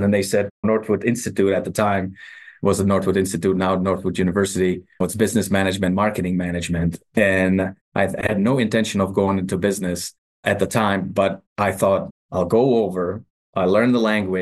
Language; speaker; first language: English; non-native, fluent; Czech